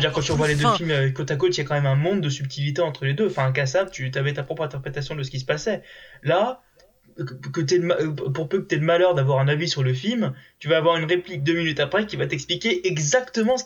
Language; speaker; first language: French; native; French